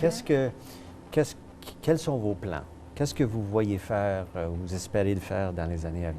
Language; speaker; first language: French; native; French